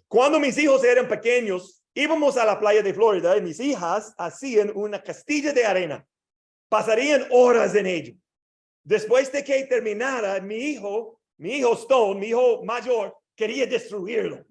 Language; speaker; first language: Spanish; non-native, learner; English